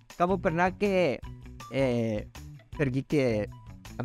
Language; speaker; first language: Indonesian; non-native, learner; Spanish